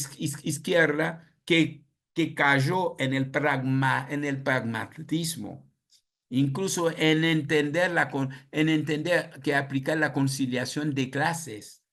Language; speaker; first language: Spanish; non-native, fluent; Haitian Creole